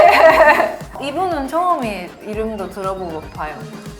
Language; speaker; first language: Korean; non-native, fluent; Japanese